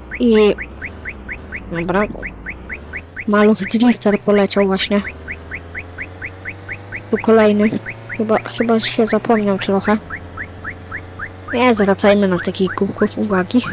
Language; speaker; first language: Polish; native; Polish